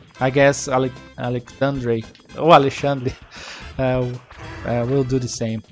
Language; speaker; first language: English; non-native, fluent; Portuguese